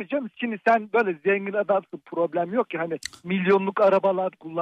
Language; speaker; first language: Turkish; native; Turkish